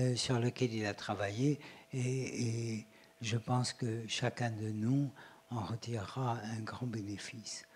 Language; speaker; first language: French; native; French